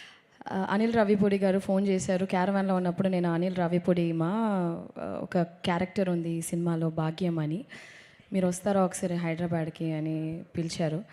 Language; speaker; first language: Telugu; non-native, local second language; Tamil